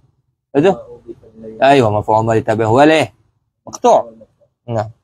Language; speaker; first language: Arabic; non-native, fluent; Malay